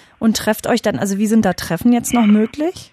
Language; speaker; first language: German; native; German